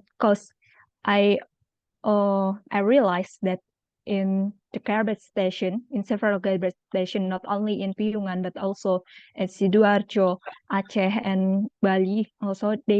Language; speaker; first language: English; non-native, local second language; Indonesian